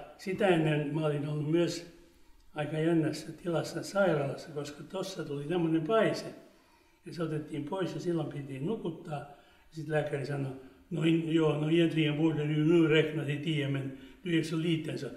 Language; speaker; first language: Finnish; non-native, local second language; Swedish